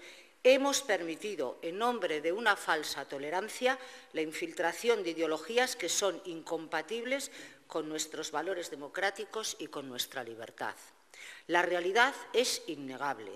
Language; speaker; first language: Spanish; native; Spanish